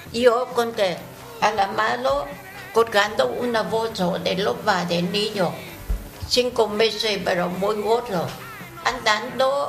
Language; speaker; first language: Spanish; non-native, learner; Vietnamese